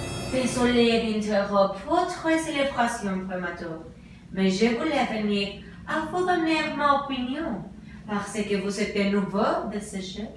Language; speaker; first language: French; non-native, learner; Spanish